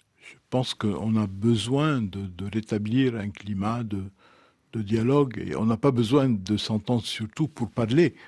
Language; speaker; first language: French; non-native, local second language; Arabic